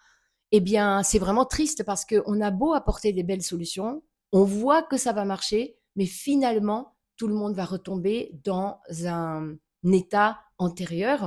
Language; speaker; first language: French; native; French